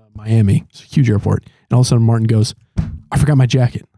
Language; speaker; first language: English; native; English